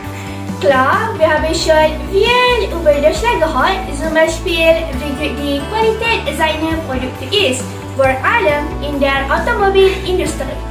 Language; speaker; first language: German; non-native, learner; Malay